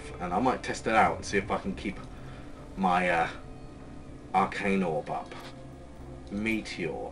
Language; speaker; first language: English; native; English